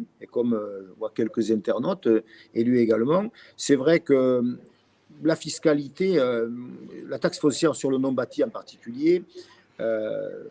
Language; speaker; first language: French; native; French